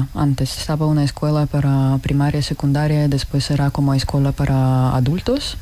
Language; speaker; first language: Spanish; non-native, learner; Russian